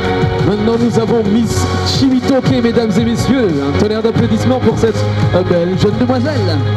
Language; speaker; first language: French; non-native, local second language; Rundi